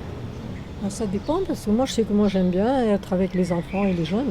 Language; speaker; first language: French; native; French